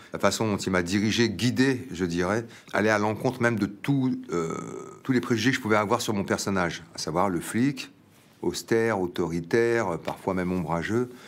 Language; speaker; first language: French; native; French